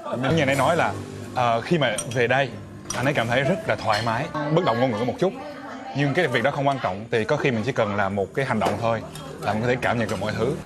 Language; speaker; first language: Vietnamese; early bilingual, heritage; Vietnamese